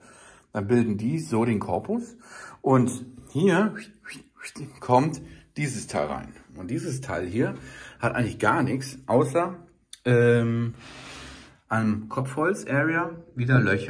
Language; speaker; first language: German; native; German